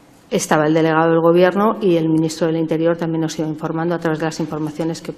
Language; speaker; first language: Spanish; native; Spanish